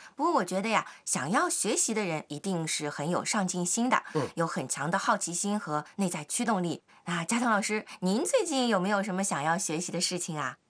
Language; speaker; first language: Chinese; native; Chinese